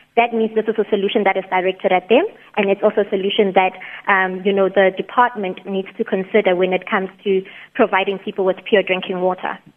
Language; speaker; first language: English; non-native, local second language; Tswana